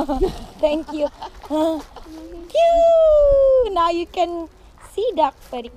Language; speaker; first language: English; non-native, learner; Indonesian